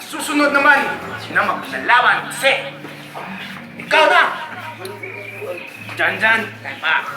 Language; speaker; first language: Filipino; non-native, local second language; Cebuano